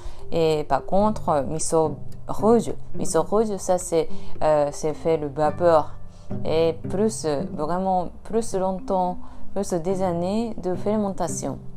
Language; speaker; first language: French; non-native, learner; Japanese